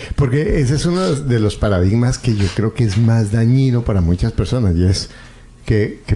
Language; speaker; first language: Spanish; native; Spanish